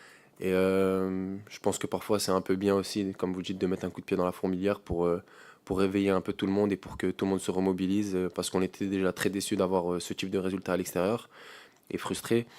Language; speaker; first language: French; native; French